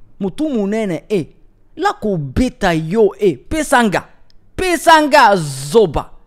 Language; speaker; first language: German; native; German